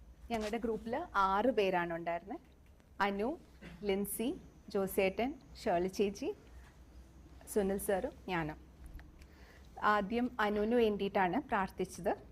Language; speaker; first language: Malayalam; native; Malayalam